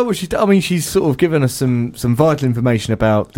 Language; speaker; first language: English; native; English